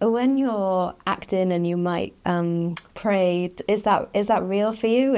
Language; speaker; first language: English; native; English